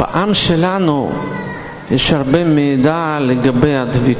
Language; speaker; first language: Hebrew; non-native, fluent; Russian